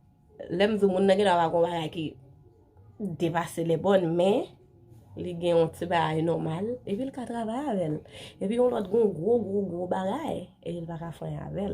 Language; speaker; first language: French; non-native, learner; Haitian Creole